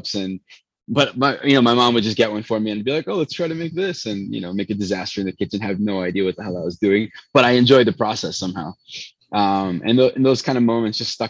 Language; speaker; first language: English; early bilingual, other home language; Spanish